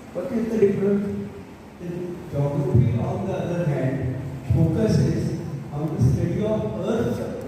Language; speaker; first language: English; non-native, local second language; Marathi